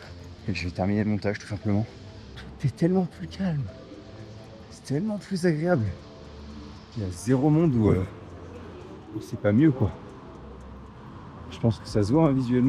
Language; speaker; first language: French; native; French